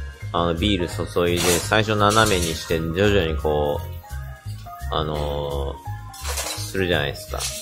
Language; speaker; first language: Japanese; native; Japanese